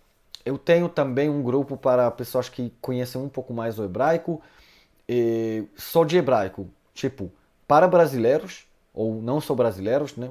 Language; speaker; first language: Portuguese; non-native, fluent; Hebrew